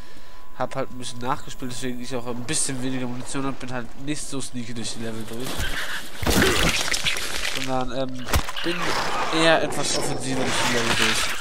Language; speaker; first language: German; native; German